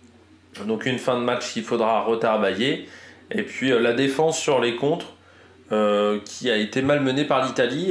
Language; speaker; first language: French; native; French